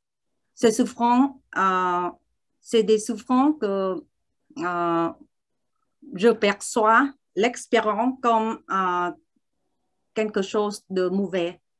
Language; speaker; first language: French; non-native, learner; Vietnamese